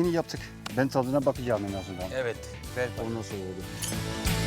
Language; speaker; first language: Turkish; non-native, fluent; Dutch